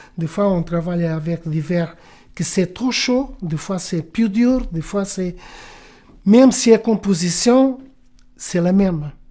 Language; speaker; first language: French; non-native, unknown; Portuguese